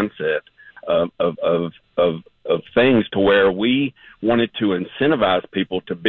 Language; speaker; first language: English; native; English